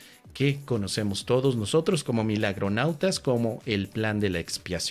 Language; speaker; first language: Spanish; native; Spanish